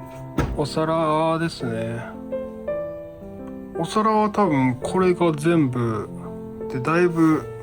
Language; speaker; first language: Japanese; native; Japanese